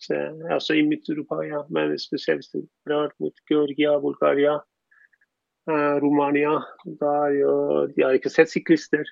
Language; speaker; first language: Norwegian; non-native, fluent; Persian